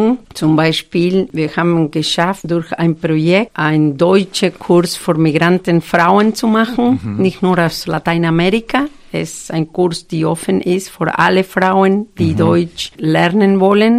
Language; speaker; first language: German; non-native, fluent; Spanish